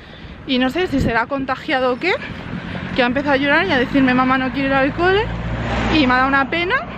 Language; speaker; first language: Spanish; native; Spanish